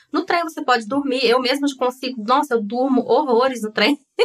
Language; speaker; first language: Portuguese; native; Portuguese